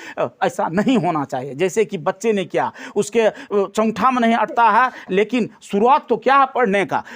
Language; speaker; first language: Hindi; native; Hindi